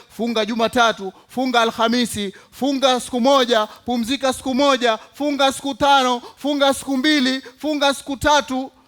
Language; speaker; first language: Swahili; native; Swahili